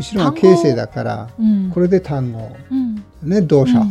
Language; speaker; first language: Japanese; native; Japanese